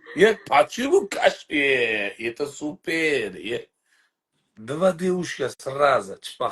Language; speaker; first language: Russian; non-native, learner; Uzbek